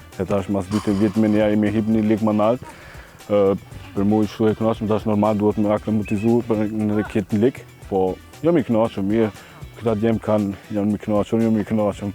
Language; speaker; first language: Albanian; native; Albanian